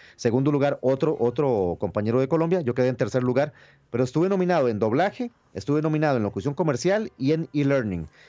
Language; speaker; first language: Spanish; native; Spanish